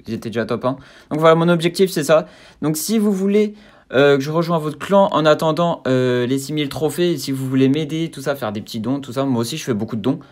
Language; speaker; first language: French; native; French